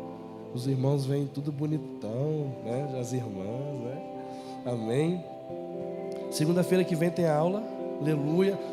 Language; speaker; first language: Portuguese; native; Portuguese